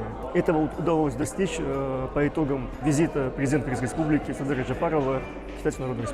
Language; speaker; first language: Russian; native; Russian